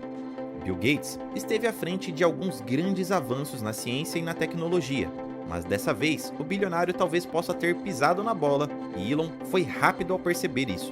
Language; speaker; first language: Portuguese; native; Portuguese